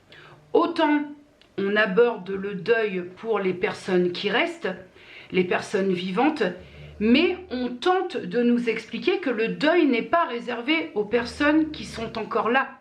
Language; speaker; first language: French; native; French